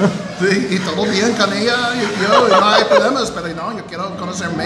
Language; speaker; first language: Spanish; non-native, learner; English